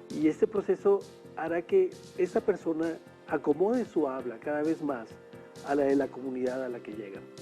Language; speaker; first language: Spanish; native; Spanish